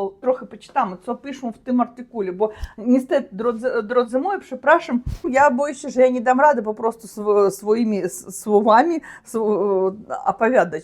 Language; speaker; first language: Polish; non-native, learner; Russian